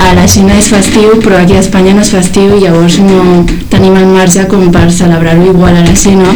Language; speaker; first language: Catalan; early bilingual, other home language; Chinese